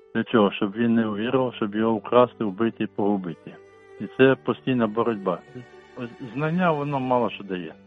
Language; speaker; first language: Ukrainian; non-native, local second language; Russian